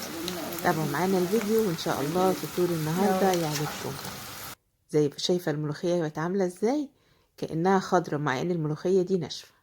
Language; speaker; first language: Arabic; native; Arabic